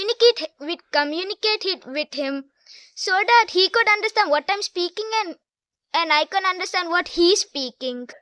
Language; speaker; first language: English; non-native, local second language; Hindi